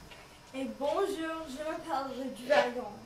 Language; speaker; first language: French; non-native, learner; English